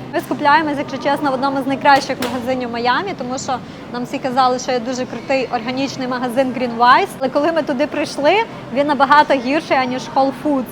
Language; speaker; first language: Ukrainian; non-native, local second language; Russian